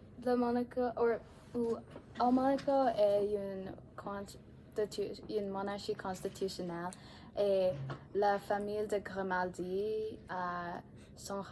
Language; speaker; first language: French; non-native, learner; English